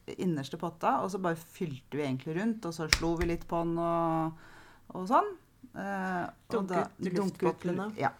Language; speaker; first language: Norwegian; native; Norwegian